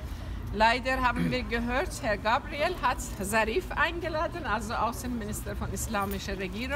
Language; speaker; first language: German; non-native, fluent; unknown